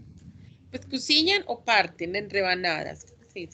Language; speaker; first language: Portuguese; non-native, learner; Spanish